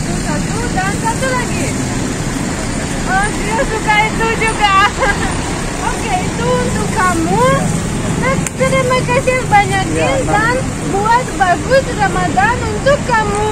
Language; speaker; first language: Indonesian; non-native, learner; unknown